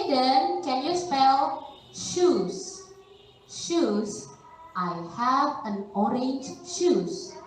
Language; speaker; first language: English; non-native, fluent; Indonesian